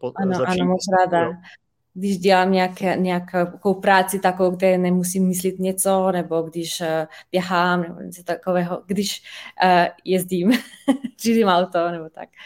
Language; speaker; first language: Czech; non-native, fluent; Slovenian